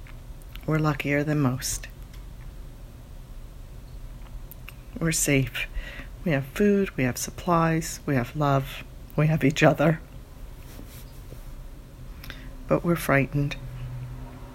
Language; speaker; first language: English; native; English